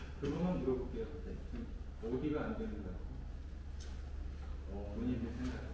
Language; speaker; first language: Korean; native; Korean